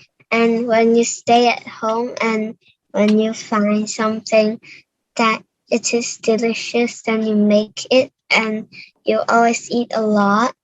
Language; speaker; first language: English; non-native, learner; Cantonese